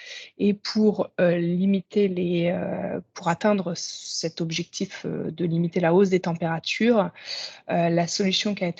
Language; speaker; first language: French; native; French